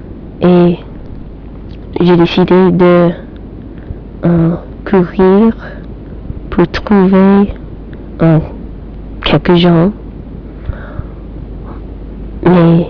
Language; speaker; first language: French; non-native, learner; English